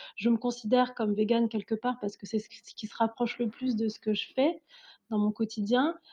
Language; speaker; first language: French; native; French